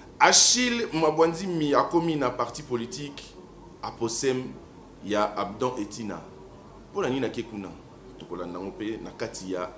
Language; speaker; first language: Lingala; native; Lingala